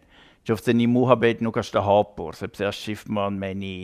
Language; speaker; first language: Albanian; non-native, learner; German